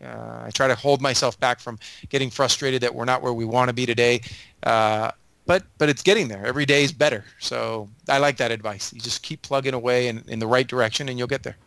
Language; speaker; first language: English; native; English